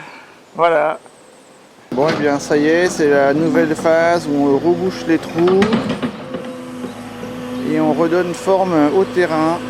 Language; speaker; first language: French; native; French